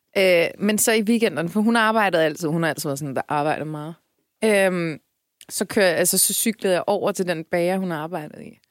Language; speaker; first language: Danish; early bilingual, other home language; Turkish